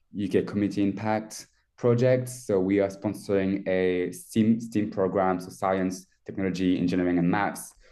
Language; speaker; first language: English; non-native, fluent; French